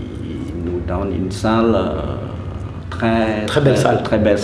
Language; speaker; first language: French; non-native, fluent; Khmer